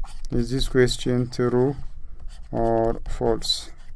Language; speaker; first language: English; non-native, local second language; Amharic